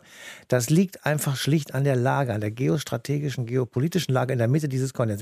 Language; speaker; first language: German; native; German